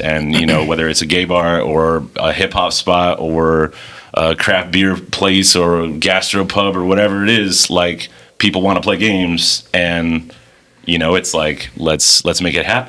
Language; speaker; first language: English; native; English